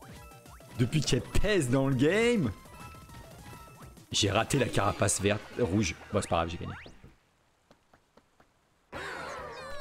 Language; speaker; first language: French; native; French